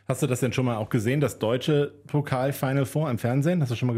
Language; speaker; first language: German; native; German